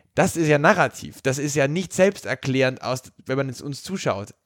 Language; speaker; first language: German; native; German